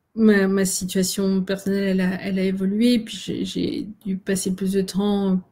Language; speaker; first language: French; native; French